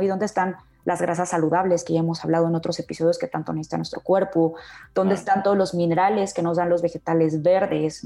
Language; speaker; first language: Spanish; native; Spanish